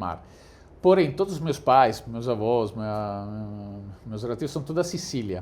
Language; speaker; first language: Portuguese; non-native, fluent; Italian